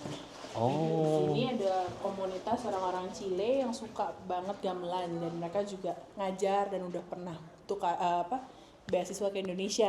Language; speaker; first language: Indonesian; native; Indonesian